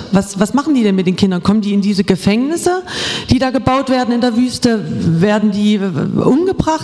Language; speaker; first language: German; native; German